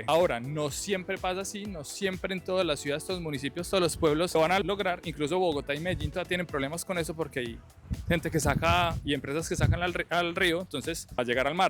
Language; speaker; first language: Spanish; native; Spanish